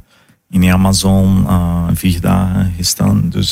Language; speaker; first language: Dutch; non-native, fluent; Portuguese